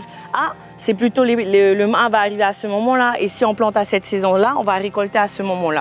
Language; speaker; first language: French; native; French